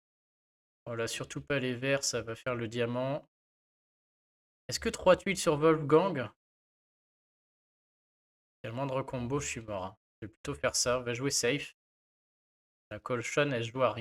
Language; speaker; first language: French; native; French